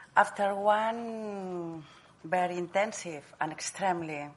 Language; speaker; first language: English; non-native, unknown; Catalan